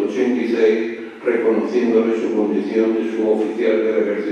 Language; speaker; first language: Spanish; native; Spanish